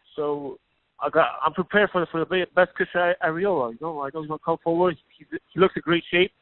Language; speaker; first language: English; native; English